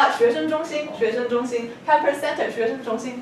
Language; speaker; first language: Chinese; non-native, fluent; English